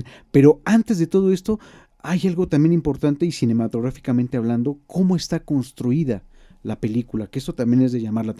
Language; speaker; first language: Spanish; native; Spanish